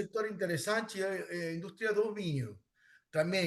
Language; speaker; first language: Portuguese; non-native, learner; Spanish